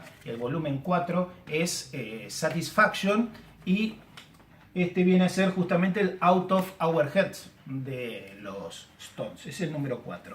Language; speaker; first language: Spanish; native; Spanish